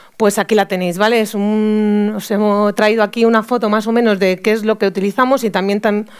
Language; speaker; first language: Spanish; native; Spanish